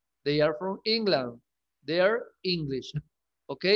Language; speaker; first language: English; non-native, learner; Spanish